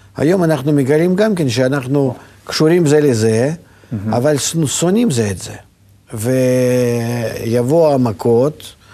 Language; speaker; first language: Hebrew; native; Hebrew